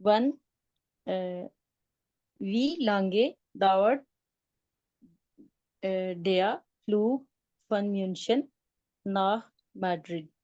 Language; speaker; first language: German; non-native, learner; Urdu